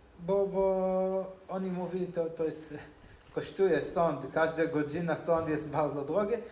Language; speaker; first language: Polish; non-native, learner; Hebrew